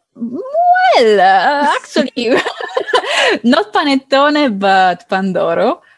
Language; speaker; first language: English; non-native, fluent; Italian